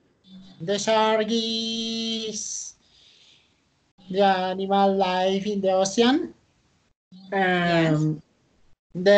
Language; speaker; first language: English; non-native, learner; Spanish